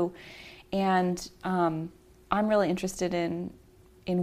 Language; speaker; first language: English; native; English